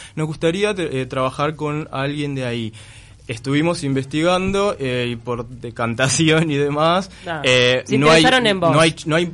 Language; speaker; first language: Spanish; native; Spanish